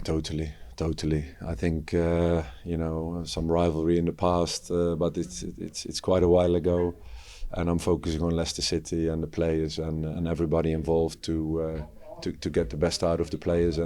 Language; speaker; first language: English; non-native, fluent; Dutch